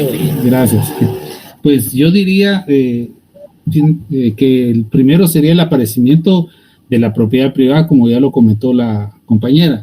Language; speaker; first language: Spanish; native; Spanish